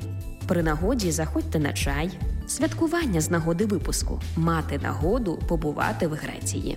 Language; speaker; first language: Ukrainian; native; Ukrainian